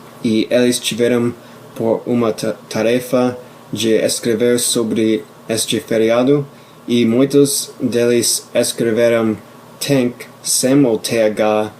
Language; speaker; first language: Portuguese; non-native, fluent; English